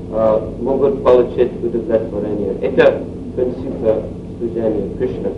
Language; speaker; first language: Russian; non-native, learner; English